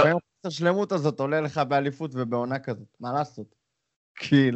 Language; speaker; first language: Hebrew; native; Hebrew